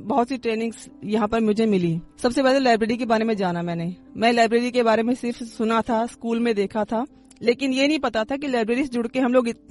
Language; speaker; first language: Hindi; native; Hindi